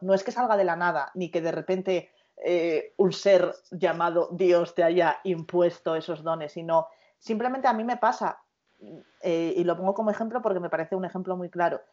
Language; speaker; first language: Spanish; native; Spanish